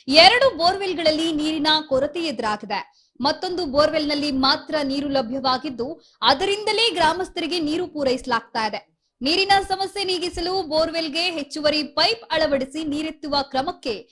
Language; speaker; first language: Kannada; native; Kannada